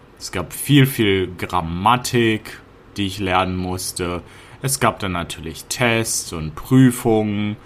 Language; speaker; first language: German; native; German